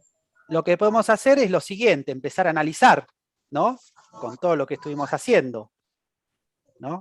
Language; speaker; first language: Spanish; native; Spanish